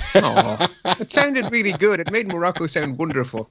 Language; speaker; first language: English; non-native, fluent; Dutch